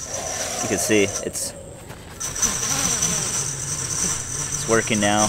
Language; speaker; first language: English; native; English